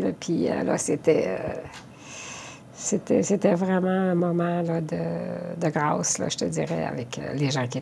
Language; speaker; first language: French; native; French